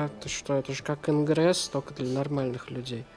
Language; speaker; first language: Russian; native; Russian